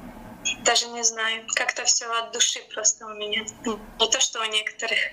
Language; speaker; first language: Russian; native; Russian